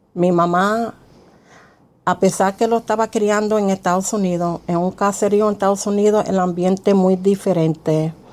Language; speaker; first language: Spanish; early bilingual, heritage; Spanish